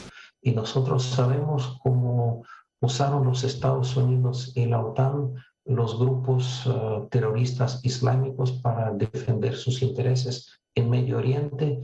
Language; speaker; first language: Spanish; non-native, fluent; Russian